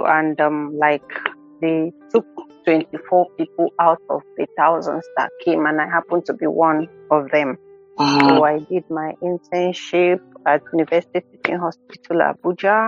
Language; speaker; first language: English; non-native, local second language; Igbo